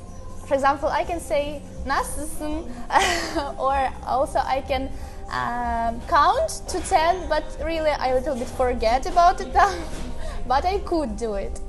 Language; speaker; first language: English; non-native, learner; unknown